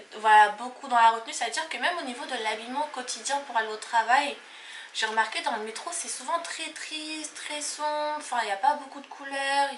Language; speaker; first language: French; native; French